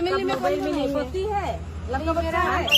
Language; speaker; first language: Hindi; non-native, local second language; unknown